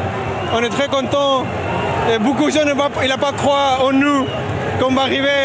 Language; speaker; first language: French; non-native, fluent; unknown